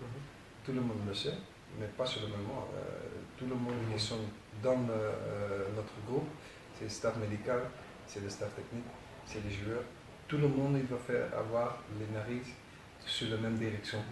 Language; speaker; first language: French; non-native, learner; Dutch